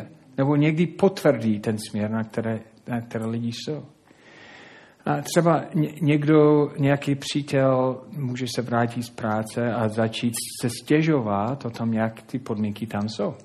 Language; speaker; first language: Czech; non-native, fluent; English